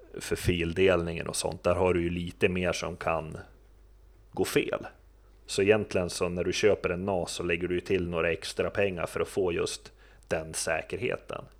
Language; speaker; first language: Swedish; native; Swedish